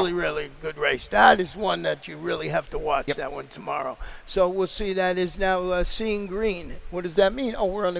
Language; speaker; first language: English; native; English